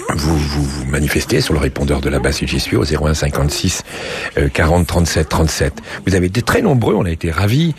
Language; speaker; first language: French; native; French